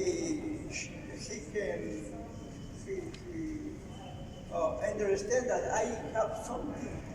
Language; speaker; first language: English; non-native, learner; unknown